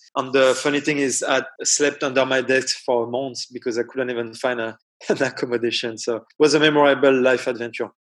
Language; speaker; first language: English; non-native, fluent; French